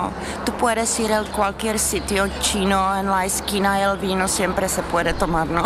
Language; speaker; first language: Spanish; non-native, fluent; Czech